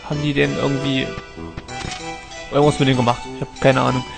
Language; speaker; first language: German; native; German